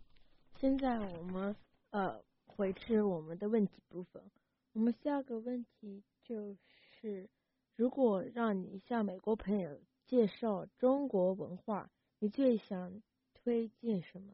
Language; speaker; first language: Chinese; early bilingual, heritage; Chinese